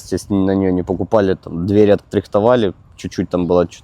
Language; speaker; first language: Russian; native; Russian